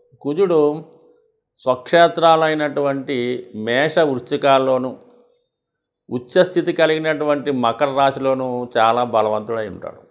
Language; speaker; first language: Telugu; native; Telugu